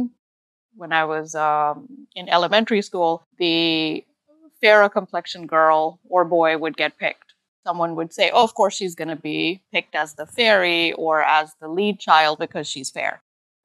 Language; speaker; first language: English; non-native, local second language; Urdu